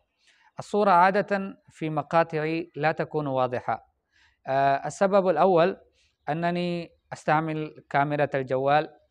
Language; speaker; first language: Arabic; non-native, fluent; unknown